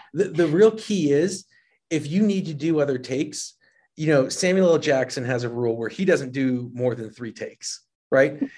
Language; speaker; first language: English; native; English